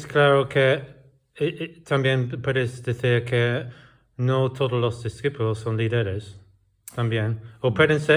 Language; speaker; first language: Spanish; non-native, learner; English